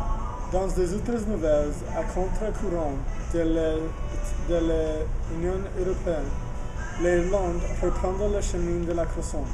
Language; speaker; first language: French; non-native, learner; English